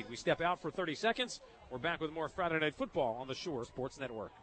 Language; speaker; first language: English; native; English